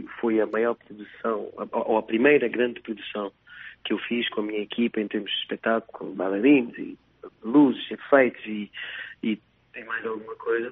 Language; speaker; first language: Portuguese; non-native, local second language; Kabuverdianu